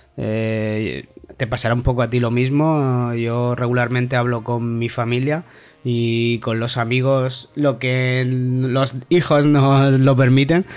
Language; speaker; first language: Spanish; native; Spanish